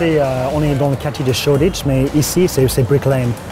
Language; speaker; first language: French; non-native, fluent; English